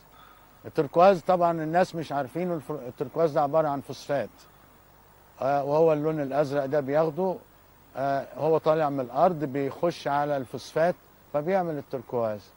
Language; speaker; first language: Arabic; native; Arabic